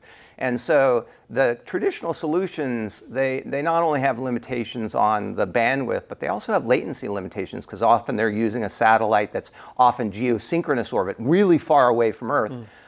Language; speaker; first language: English; native; English